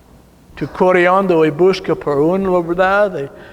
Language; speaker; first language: Spanish; non-native, learner; English